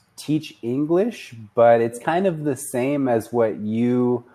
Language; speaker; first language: English; native; English